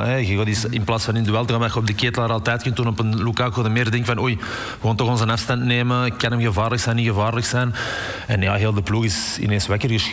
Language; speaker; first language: Dutch; native; Dutch